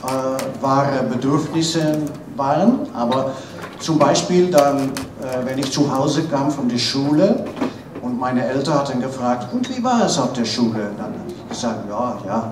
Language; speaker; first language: German; non-native, fluent; Dutch